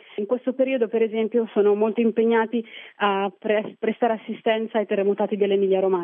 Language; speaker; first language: Italian; early bilingual, other home language; Arabic